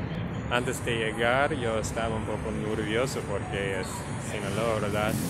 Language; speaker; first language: Spanish; non-native, learner; English